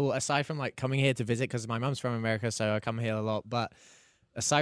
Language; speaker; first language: English; native; English